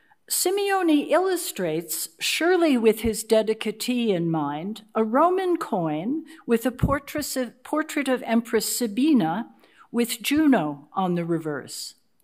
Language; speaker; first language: English; native; English